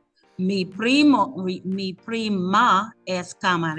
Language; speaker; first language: Spanish; non-native, fluent; English